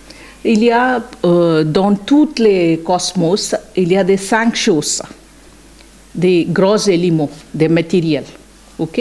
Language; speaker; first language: French; non-native, learner; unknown